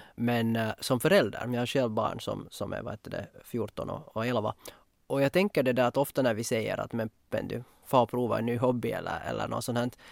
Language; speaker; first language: Swedish; native; Swedish